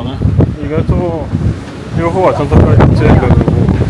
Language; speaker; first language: Japanese; non-native, learner; French